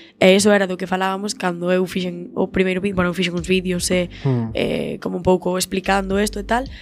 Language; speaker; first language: Galician; native; Galician